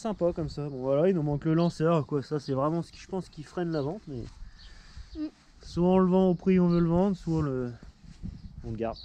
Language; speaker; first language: French; native; French